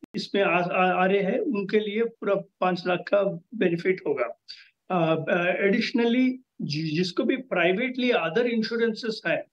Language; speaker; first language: Hindi; non-native, local second language; Telugu